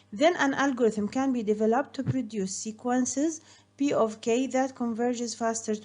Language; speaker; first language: English; non-native, fluent; Arabic